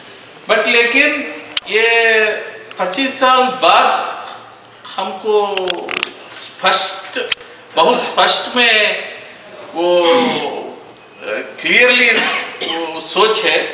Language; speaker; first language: Hindi; non-native, local second language; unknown